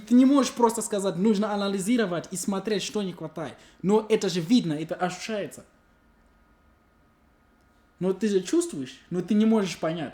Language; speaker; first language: Russian; non-native, learner; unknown